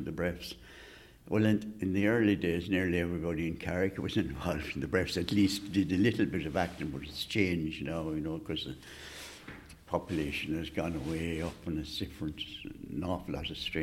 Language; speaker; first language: English; native; English